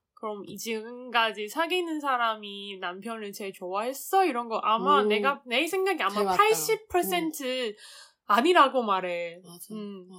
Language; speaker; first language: Korean; non-native, learner; Chinese